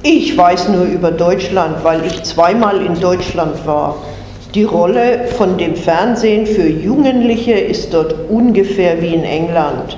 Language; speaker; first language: German; non-native, fluent; English